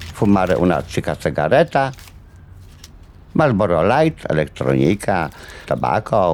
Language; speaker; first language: Italian; non-native, learner; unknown